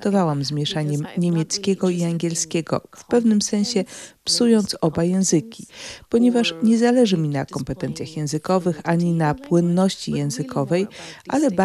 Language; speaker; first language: Polish; non-native, fluent; German